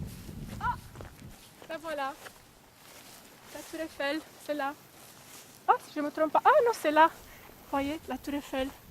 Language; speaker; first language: French; non-native, fluent; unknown